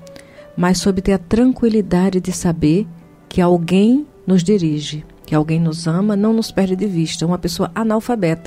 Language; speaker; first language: Portuguese; native; Portuguese